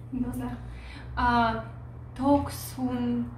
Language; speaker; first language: Russian; native; Russian